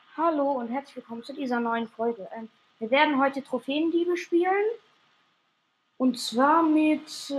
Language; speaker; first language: German; native; German